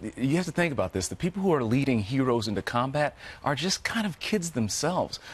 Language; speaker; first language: English; native; English